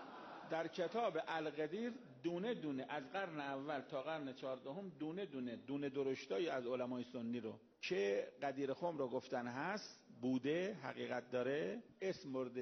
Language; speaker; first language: Persian; native; Persian